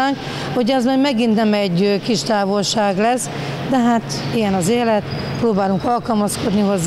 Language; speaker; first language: Hungarian; native; Hungarian